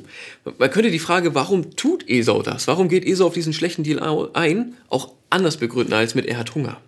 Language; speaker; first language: German; native; German